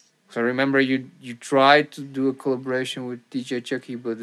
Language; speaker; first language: English; non-native, fluent; Dutch